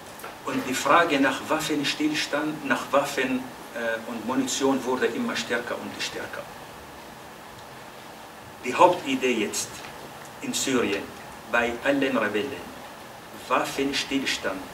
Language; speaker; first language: German; non-native, fluent; Arabic